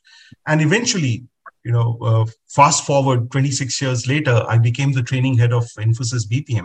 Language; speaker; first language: English; non-native, local second language; Hindi